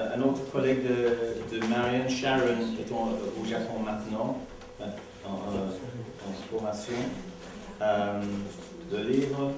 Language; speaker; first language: French; non-native, learner; English